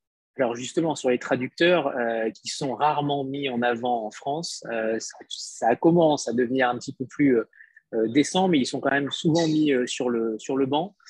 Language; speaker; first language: French; native; French